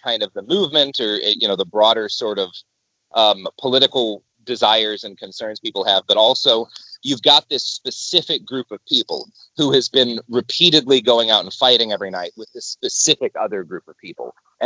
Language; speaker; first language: English; native; English